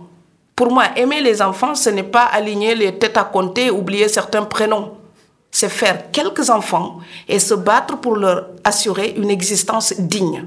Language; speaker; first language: French; non-native, local second language; Serer